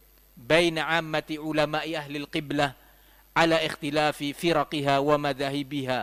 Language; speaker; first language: Arabic; non-native, fluent; Indonesian